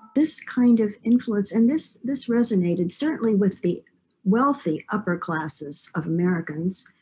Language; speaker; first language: English; native; English